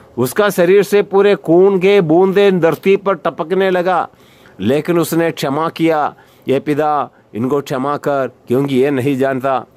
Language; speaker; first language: Hindi; non-native, local second language; Malayalam